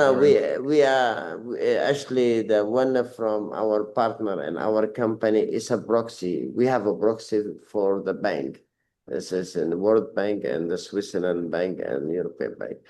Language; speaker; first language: English; non-native, learner; Arabic